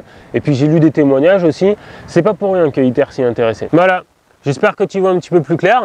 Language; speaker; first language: French; native; French